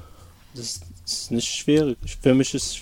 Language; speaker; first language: German; non-native, learner; Arabic